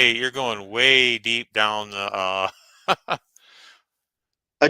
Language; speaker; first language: English; native; English